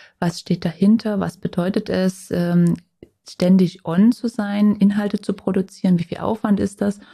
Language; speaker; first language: German; native; German